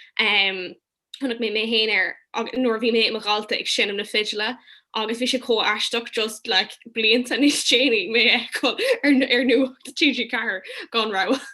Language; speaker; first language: Irish; non-native, local second language; English